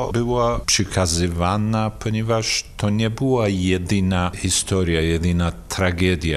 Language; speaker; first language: Polish; non-native, fluent; Kurdish